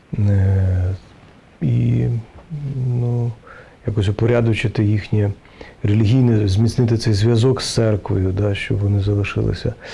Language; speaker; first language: Ukrainian; native; Ukrainian